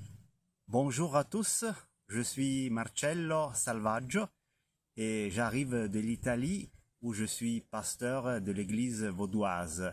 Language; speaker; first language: French; non-native, fluent; Italian